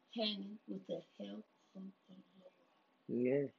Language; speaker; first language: English; native; English